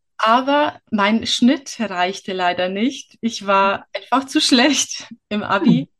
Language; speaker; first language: German; early bilingual, other home language; Polish